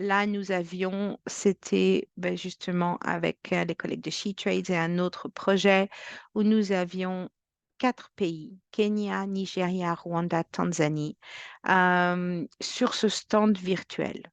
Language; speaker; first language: French; native; French